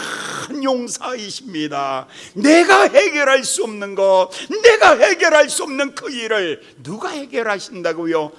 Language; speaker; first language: Korean; native; Korean